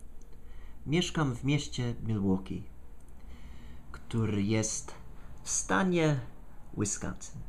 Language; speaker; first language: Polish; non-native, fluent; English